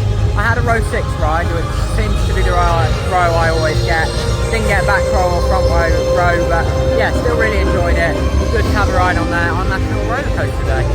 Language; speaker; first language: English; native; English